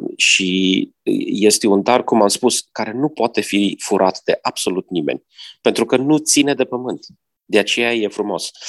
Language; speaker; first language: Romanian; native; Romanian